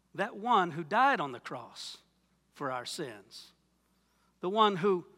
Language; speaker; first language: English; native; English